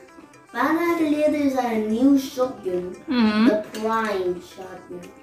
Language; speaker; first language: Dutch; early bilingual, other home language; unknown